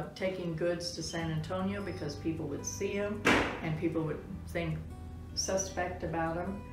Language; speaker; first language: English; early bilingual, other home language; German